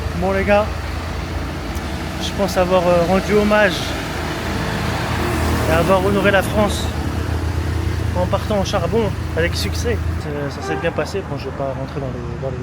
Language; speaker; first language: French; native; French